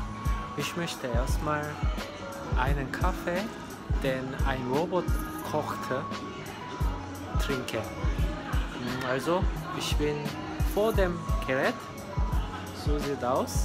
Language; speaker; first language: German; non-native, learner; Korean